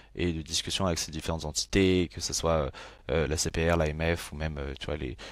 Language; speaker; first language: French; native; French